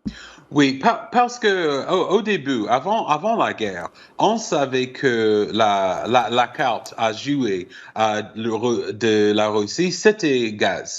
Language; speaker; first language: French; non-native, fluent; English